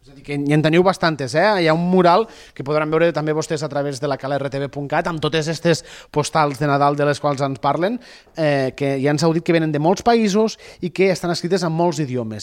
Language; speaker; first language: Catalan; native; Catalan